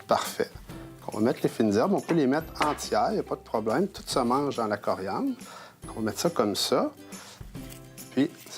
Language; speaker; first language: French; native; French